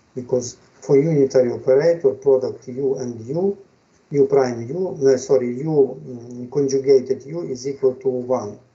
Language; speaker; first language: English; non-native, fluent; Ukrainian